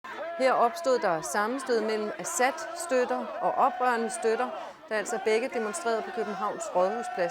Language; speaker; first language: Danish; native; Danish